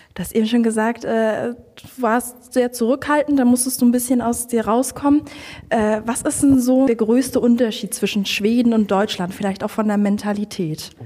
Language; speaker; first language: German; native; German